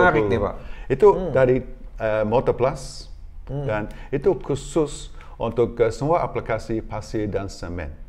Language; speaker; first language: Indonesian; non-native, learner; English